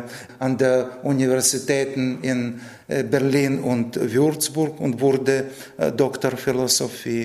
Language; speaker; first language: German; non-native, fluent; Russian